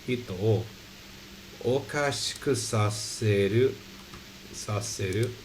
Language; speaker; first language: Japanese; non-native, learner; English